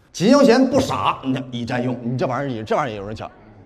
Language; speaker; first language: Chinese; native; Chinese